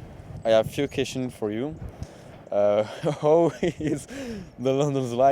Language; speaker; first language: English; non-native, learner; French